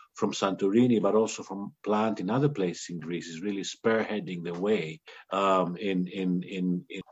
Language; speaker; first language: English; non-native, fluent; Greek